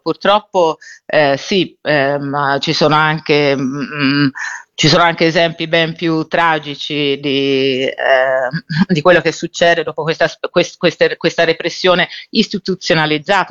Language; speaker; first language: Italian; native; Italian